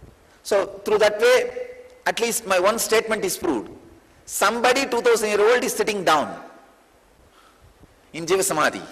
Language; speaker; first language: English; non-native, local second language; Tamil